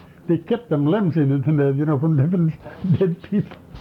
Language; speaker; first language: English; non-native, fluent; Swedish